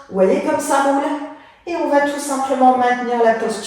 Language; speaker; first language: French; native; French